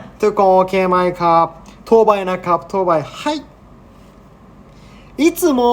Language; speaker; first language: Thai; non-native, learner; Japanese